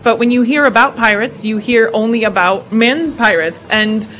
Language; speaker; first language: English; native; English